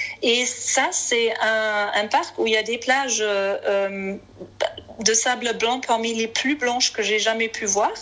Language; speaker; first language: French; non-native, fluent; German